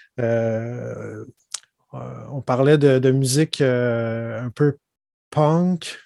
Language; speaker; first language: French; native; French